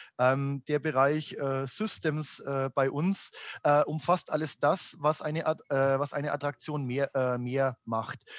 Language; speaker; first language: German; native; German